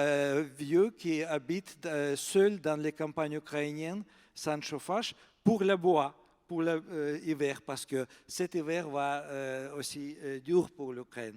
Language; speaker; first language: French; non-native, fluent; Russian